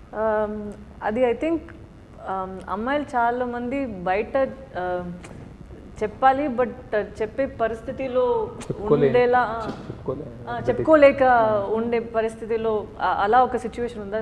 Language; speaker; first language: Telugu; non-native, local second language; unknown